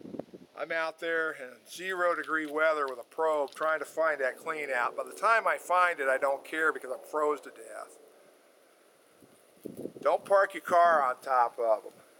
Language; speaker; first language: English; native; English